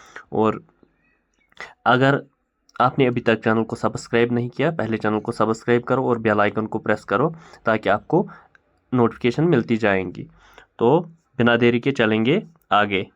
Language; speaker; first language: Hindi; non-native, local second language; Kashmiri